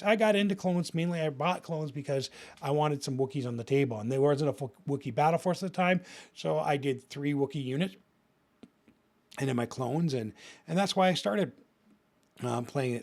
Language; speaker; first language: English; native; English